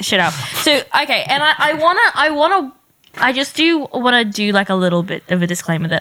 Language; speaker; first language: English; native; English